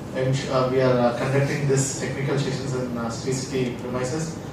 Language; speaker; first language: English; non-native, local second language; Telugu